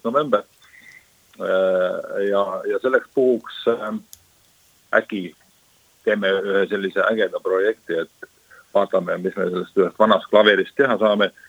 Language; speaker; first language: Estonian; native; Estonian